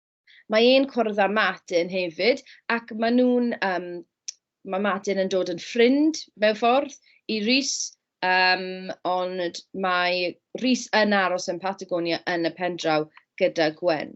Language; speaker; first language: Welsh; non-native, fluent; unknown